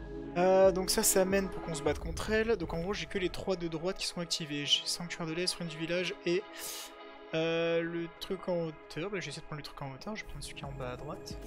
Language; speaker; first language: French; native; French